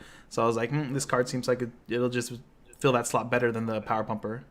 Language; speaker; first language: English; native; English